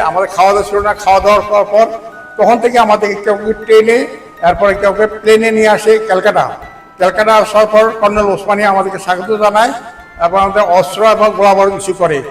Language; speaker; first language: Bangla; native; Bangla